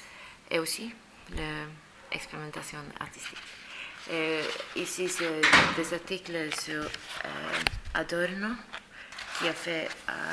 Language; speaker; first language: French; non-native, learner; Norwegian